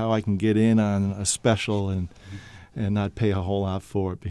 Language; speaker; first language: English; native; English